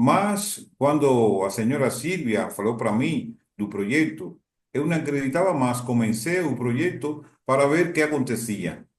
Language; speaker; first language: Portuguese; non-native, learner; Spanish